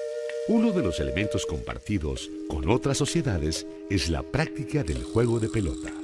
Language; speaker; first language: Spanish; native; Spanish